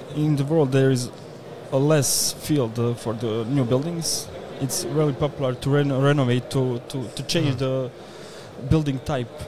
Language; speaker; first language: English; non-native, fluent; Bosnian